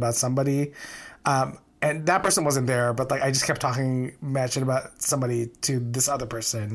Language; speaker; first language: English; non-native, local second language; Filipino